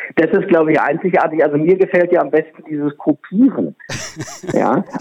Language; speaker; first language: German; non-native, fluent; Czech